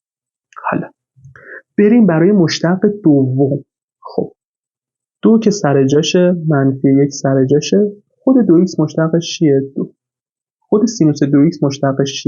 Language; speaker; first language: Persian; native; Persian